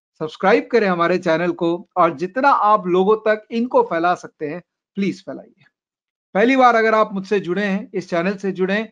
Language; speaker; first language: Hindi; native; Hindi